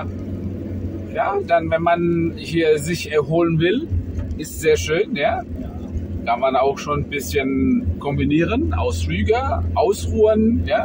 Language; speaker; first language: German; non-native, fluent; Indonesian